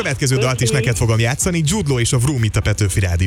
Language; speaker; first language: Hungarian; native; Hungarian